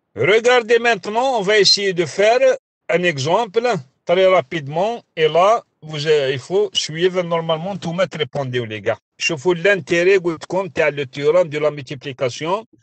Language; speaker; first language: French; non-native, local second language; Arabic